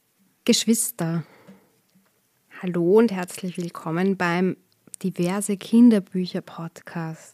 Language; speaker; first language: German; native; German